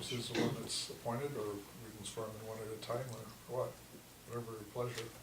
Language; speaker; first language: English; native; English